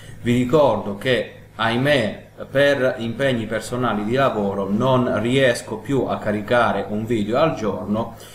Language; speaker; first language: Italian; native; Italian